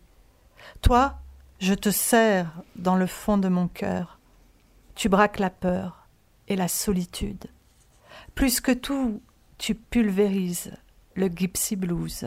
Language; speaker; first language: French; early bilingual, other home language; Italian